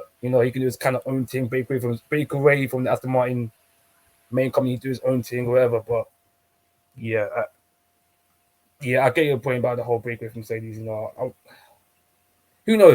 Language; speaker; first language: English; native; English